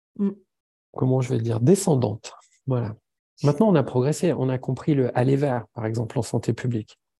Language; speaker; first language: French; native; French